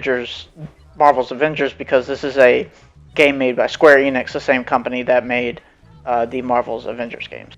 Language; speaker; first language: English; native; English